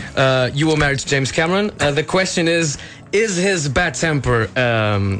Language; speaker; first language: English; non-native, fluent; Portuguese